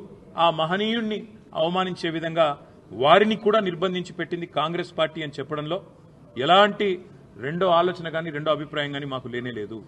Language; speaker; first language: Telugu; native; Telugu